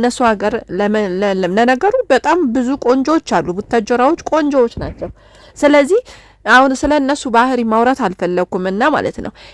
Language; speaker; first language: Amharic; non-native, local second language; Oromo